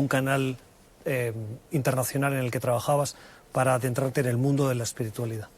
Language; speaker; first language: Spanish; native; Spanish